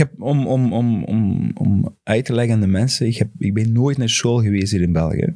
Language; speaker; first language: Dutch; non-native, fluent; Portuguese